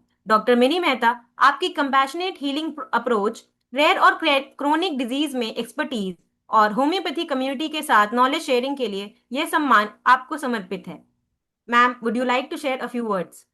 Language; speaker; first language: Hindi; native; Hindi